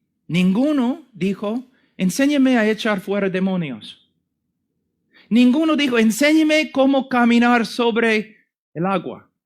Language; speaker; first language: Spanish; non-native, fluent; English